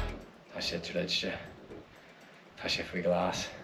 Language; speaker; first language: Irish; non-native, local second language; English